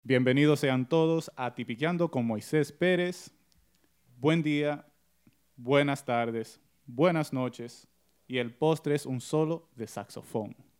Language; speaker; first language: Spanish; early bilingual, heritage; Spanish